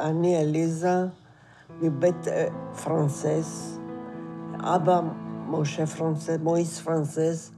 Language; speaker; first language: Hebrew; non-native, fluent; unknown